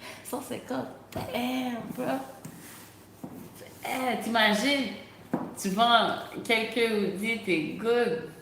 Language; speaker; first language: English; non-native, local second language; French